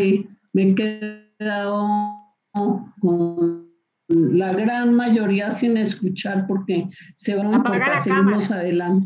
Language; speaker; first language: Spanish; native; Spanish